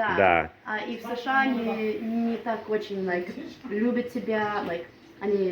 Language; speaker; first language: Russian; early bilingual, heritage; Russian